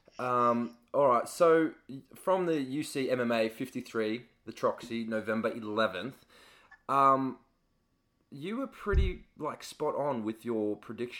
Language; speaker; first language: English; native; English